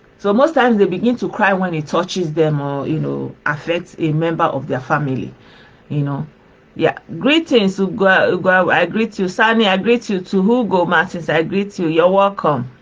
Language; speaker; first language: Nigerian Pidgin; non-native, local second language; Igbo